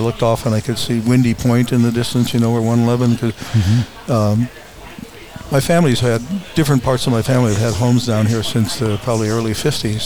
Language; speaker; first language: English; native; English